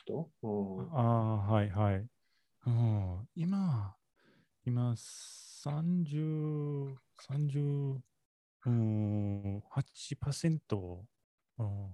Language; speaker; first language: Japanese; non-native, learner; English